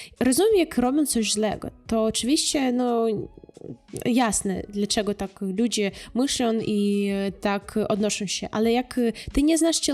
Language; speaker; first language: Polish; non-native, fluent; Russian